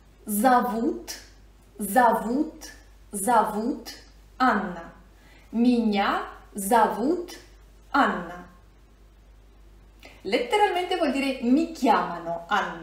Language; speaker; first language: Italian; non-native, fluent; Russian